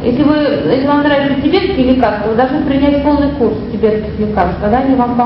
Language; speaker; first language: Russian; native; Russian